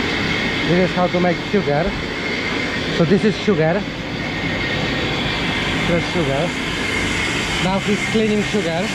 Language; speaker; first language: English; non-native, learner; Polish